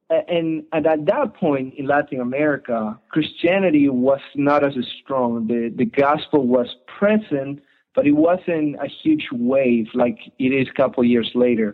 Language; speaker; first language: English; non-native, fluent; Spanish